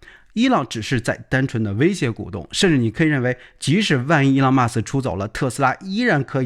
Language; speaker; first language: Chinese; native; Chinese